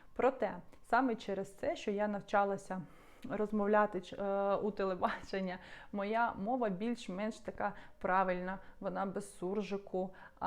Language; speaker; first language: Ukrainian; non-native, local second language; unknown